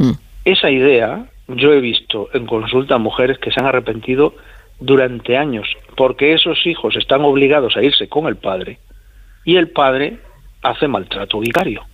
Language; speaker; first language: Spanish; native; Spanish